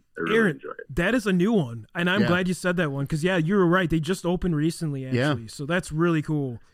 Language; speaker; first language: English; native; English